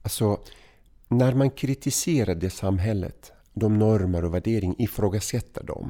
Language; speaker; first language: Swedish; non-native, fluent; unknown